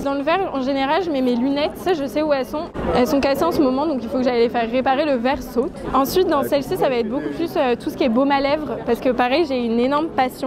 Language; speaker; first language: French; native; French